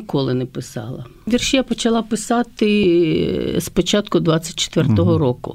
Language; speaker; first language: Ukrainian; native; Ukrainian